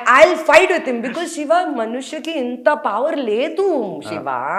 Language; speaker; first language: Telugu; non-native, local second language; Hindi